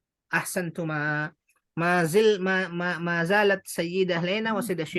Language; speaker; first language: Arabic; non-native, fluent; Indonesian